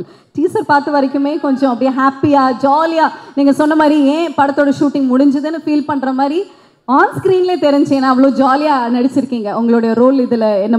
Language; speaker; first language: Tamil; native; Tamil